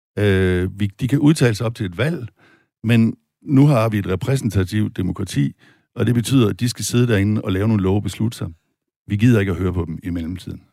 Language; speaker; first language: Danish; native; Danish